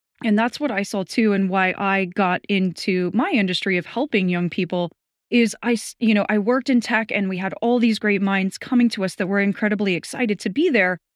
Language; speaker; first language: English; native; English